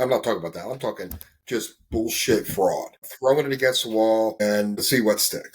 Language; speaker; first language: English; native; English